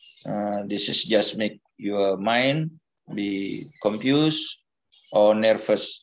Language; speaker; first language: English; non-native, learner; Indonesian